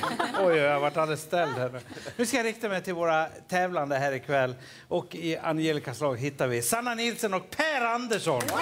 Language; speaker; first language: Swedish; native; Swedish